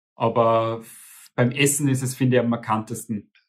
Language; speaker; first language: German; native; German